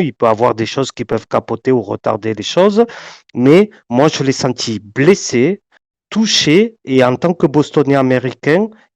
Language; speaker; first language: French; native; French